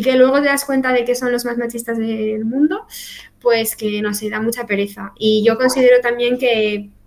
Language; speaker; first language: Spanish; native; Spanish